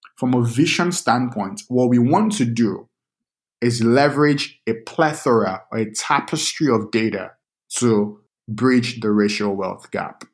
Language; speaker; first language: English; non-native, local second language; Yoruba